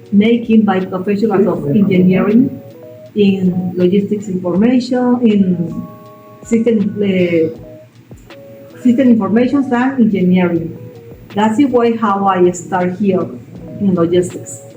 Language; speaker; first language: English; non-native, learner; Spanish